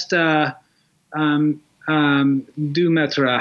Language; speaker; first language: French; non-native, learner; English